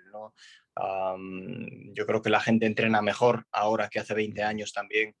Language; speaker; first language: Spanish; native; Spanish